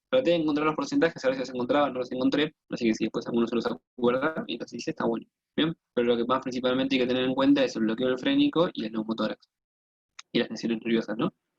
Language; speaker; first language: Spanish; native; Spanish